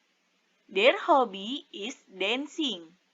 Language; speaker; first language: English; non-native, fluent; Indonesian